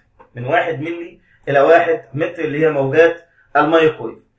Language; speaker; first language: Arabic; native; Arabic